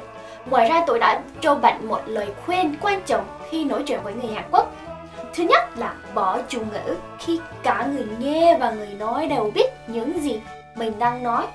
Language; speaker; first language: Vietnamese; non-native, fluent; Korean